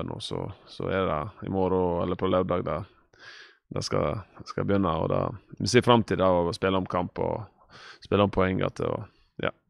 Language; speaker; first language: Norwegian; native; Norwegian